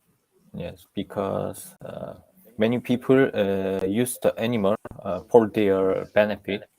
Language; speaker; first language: English; non-native, learner; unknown